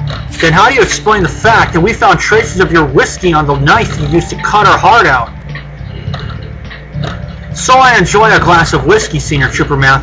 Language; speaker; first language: English; native; English